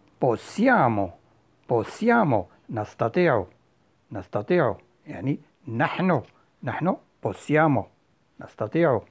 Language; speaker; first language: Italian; non-native, fluent; Arabic